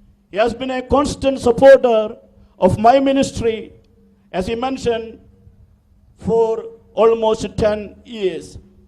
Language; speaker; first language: English; non-native, local second language; Malayalam